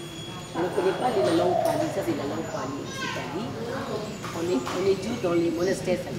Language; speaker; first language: French; non-native, local second language; Burmese